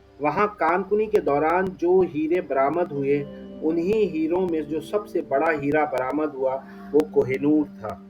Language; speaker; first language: Urdu; native; Urdu